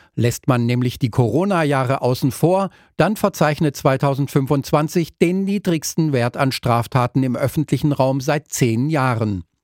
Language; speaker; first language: German; native; German